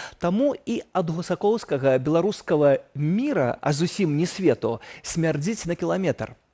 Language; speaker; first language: Belarusian; native; Belarusian